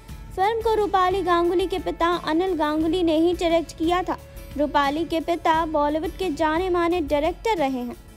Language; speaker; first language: Hindi; native; Hindi